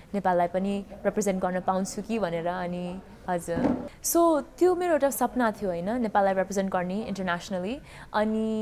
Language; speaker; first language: Nepali; early bilingual, heritage; Nepali